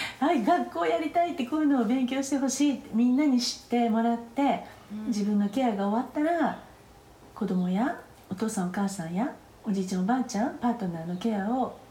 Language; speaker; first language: Japanese; native; Japanese